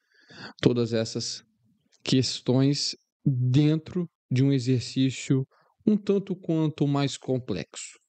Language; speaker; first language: Portuguese; native; Portuguese